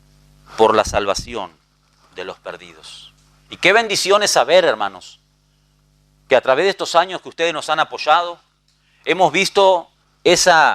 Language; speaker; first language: Spanish; native; Spanish